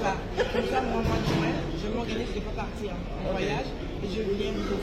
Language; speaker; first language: French; native; French